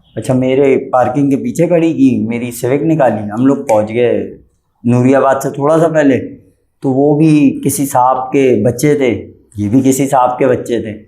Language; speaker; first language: Urdu; native; Urdu